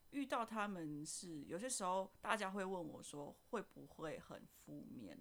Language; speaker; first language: Chinese; non-native, fluent; Indonesian